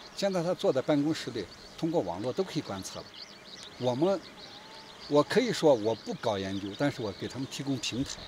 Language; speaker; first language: Chinese; native; Chinese